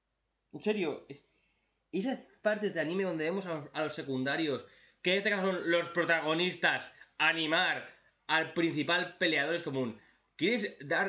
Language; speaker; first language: Spanish; native; Spanish